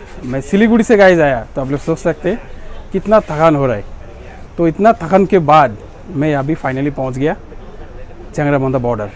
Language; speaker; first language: Hindi; non-native, local second language; Bangla